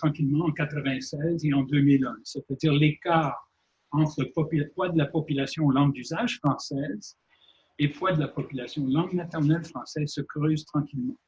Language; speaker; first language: French; native; French